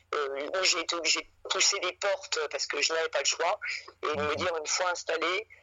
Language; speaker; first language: French; native; French